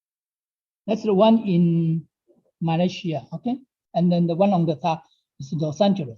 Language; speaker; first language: English; non-native, fluent; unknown